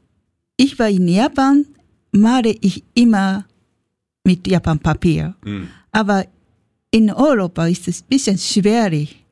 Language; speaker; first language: German; non-native, learner; Japanese